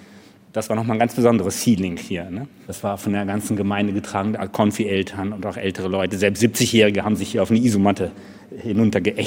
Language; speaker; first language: German; native; German